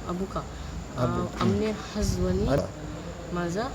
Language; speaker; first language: Arabic; non-native, learner; Malay